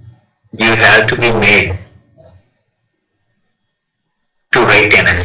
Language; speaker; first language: English; non-native, learner; Telugu